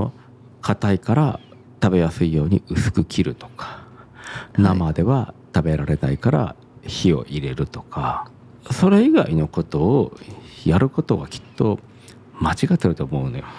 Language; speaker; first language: Japanese; native; Japanese